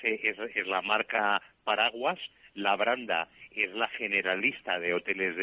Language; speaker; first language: Spanish; native; Spanish